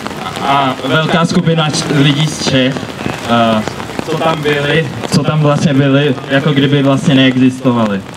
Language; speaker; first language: Czech; early bilingual, other home language; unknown